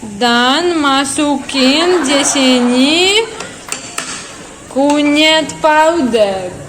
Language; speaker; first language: Indonesian; non-native, learner; Russian